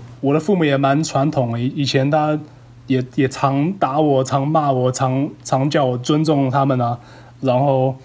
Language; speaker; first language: Chinese; early bilingual, heritage; Chinese